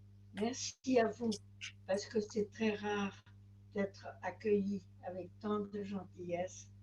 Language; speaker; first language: French; non-native, fluent; Spanish